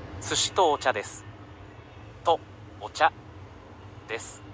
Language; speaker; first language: Japanese; non-native, learner; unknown